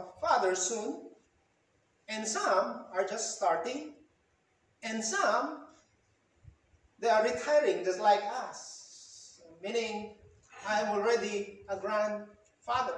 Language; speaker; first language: English; non-native, local second language; Filipino